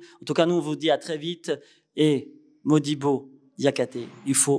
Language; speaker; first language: French; native; French